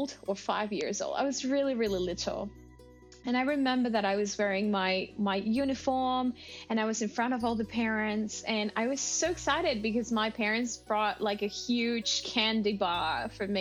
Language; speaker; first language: English; non-native, fluent; Spanish